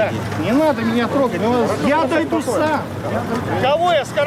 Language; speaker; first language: Russian; non-native, local second language; Latvian